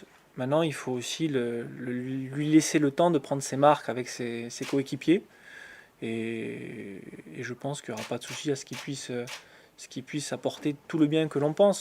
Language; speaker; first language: French; native; French